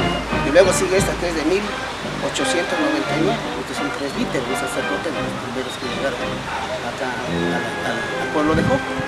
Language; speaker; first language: Spanish; native; Spanish